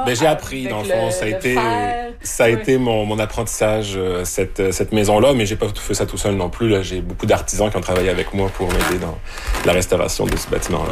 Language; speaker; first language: French; native; French